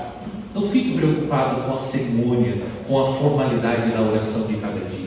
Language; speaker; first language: Portuguese; native; Portuguese